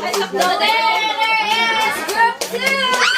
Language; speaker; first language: English; non-native, local second language; Cebuano